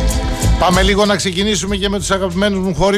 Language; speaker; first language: Greek; native; Greek